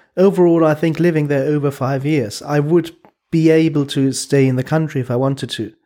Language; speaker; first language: English; non-native, fluent; German